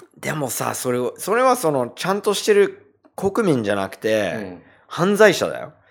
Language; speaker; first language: Japanese; non-native, fluent; English